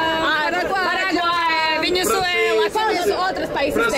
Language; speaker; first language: Portuguese; non-native, fluent; Russian